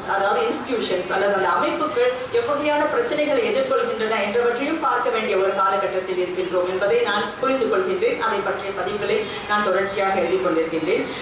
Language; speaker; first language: Tamil; early bilingual, heritage; Tamil